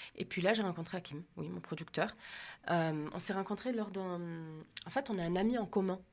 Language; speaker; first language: French; native; French